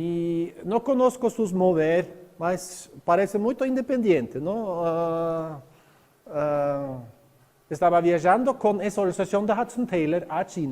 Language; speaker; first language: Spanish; non-native, learner; Norwegian